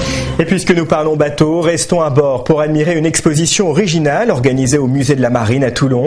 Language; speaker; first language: French; native; French